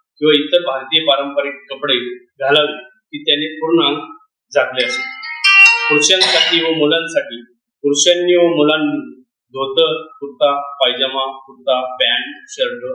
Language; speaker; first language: Marathi; native; Marathi